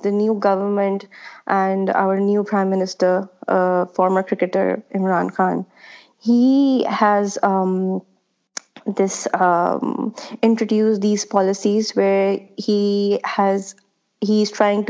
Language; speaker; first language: English; non-native, local second language; Urdu